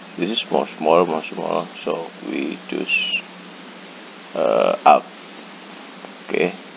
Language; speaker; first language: English; non-native, learner; Indonesian